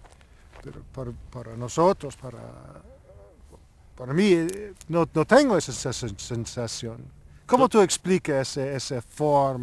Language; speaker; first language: Spanish; non-native, learner; English